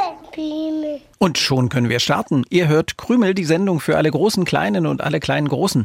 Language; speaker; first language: German; native; German